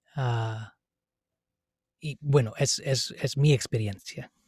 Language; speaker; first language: Spanish; non-native, fluent; English